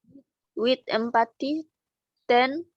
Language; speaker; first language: English; non-native, learner; Indonesian